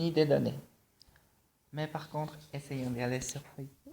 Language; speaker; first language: French; non-native, fluent; Spanish